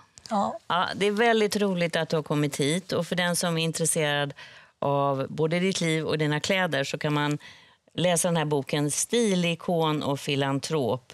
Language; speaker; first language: Swedish; native; Swedish